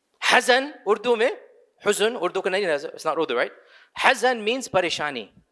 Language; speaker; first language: Urdu; early bilingual, other home language; English